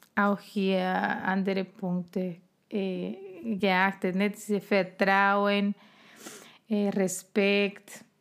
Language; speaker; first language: German; non-native, fluent; Spanish